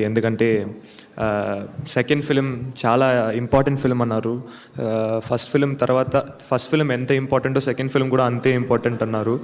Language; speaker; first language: Telugu; non-native, local second language; Tamil